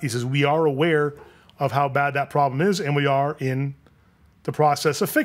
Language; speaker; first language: English; native; English